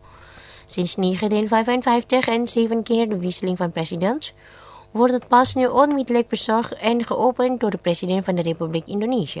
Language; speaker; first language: Dutch; non-native, fluent; Indonesian